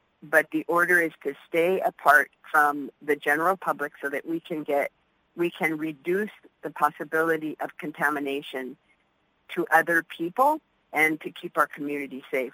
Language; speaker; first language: English; early bilingual, other home language; Spanish